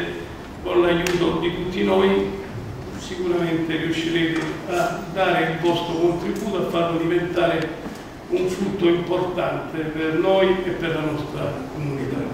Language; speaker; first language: Italian; native; Italian